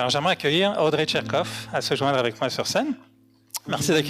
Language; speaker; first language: French; native; French